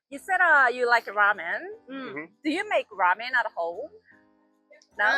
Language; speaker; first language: English; non-native, fluent; Japanese